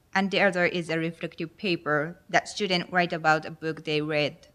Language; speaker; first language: English; non-native, fluent; Japanese